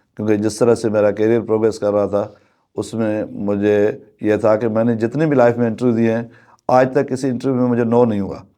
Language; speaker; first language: Urdu; non-native, local second language; Sindhi